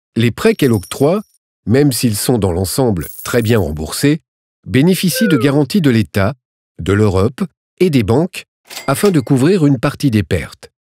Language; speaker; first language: French; native; French